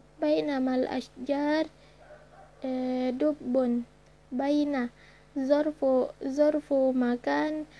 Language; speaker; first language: Arabic; non-native, learner; Indonesian